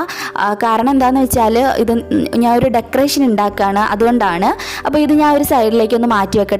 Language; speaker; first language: Malayalam; native; Malayalam